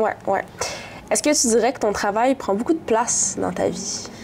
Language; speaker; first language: French; native; French